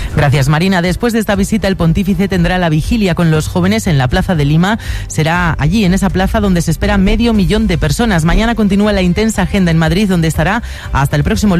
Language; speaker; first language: Spanish; native; Spanish